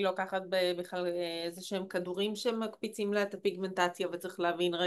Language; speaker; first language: Hebrew; native; Hebrew